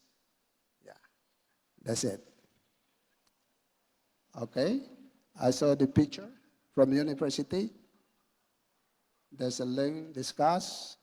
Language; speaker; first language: English; non-native, learner; Indonesian